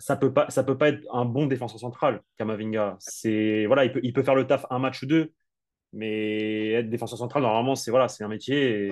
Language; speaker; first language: French; native; French